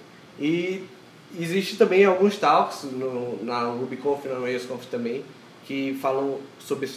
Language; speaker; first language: Portuguese; native; Portuguese